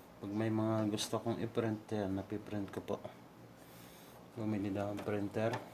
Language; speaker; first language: Filipino; non-native, local second language; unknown